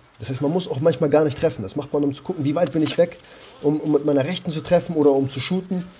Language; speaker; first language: German; early bilingual, other home language; Armenian